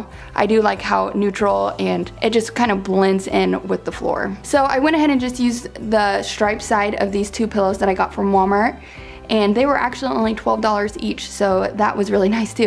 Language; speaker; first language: English; native; English